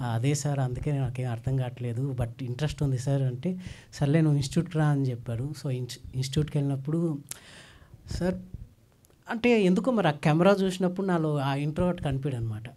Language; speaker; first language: Telugu; native; Telugu